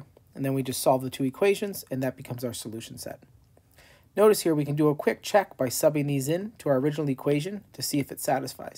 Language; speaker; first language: English; native; English